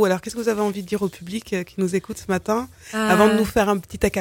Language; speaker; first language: French; native; French